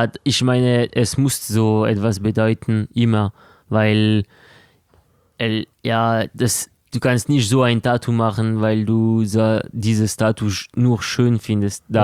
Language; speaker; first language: German; non-native, local second language; French